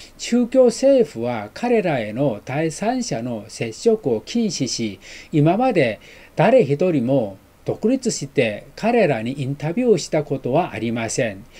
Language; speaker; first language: Japanese; non-native, fluent; Chinese